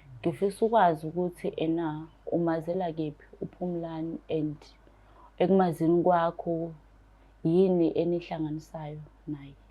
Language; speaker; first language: Zulu; native; Zulu